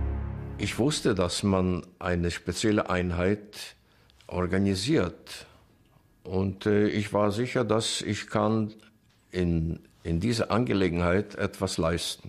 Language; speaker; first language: German; non-native, fluent; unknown